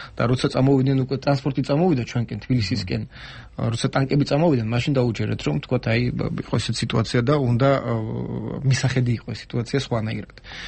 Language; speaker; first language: Georgian; non-native, local second language; Armenian